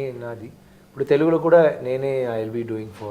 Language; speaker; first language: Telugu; non-native, learner; Tamil